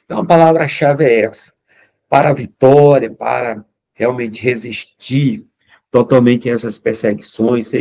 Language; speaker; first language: Portuguese; native; Portuguese